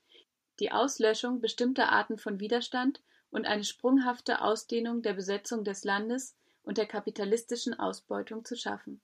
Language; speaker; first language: German; native; German